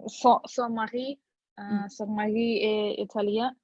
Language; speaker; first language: French; non-native, learner; Russian